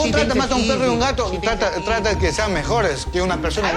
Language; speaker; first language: Spanish; native; Spanish